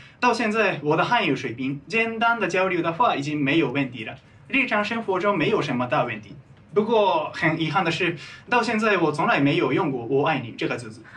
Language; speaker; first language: Chinese; non-native, fluent; Japanese